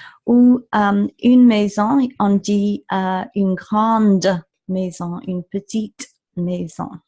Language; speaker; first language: French; non-native, fluent; English